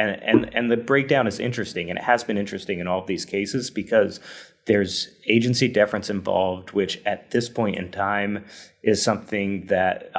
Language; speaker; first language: English; native; English